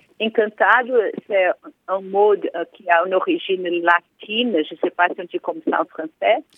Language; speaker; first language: French; non-native, fluent; Portuguese